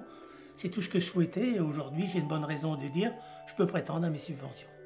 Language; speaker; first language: French; native; French